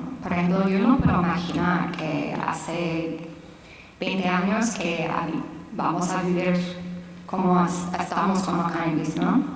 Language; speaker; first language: Spanish; non-native, fluent; English